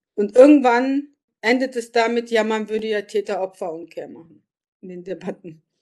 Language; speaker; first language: German; early bilingual, other home language; Turkish